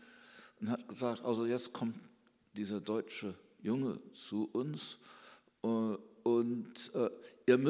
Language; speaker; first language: German; early bilingual, heritage; German